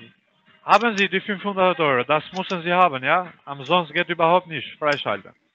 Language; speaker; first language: German; early bilingual, other home language; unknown